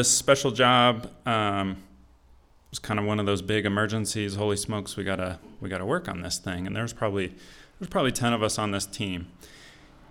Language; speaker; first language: English; native; English